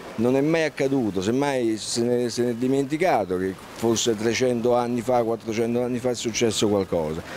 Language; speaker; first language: Italian; native; Italian